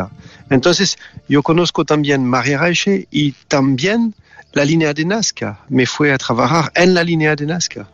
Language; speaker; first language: Spanish; non-native, learner; French